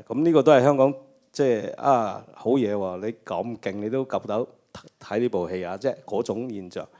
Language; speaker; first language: Cantonese; native; Cantonese